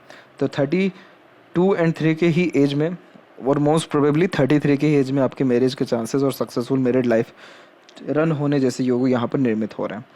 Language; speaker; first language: Hindi; native; Hindi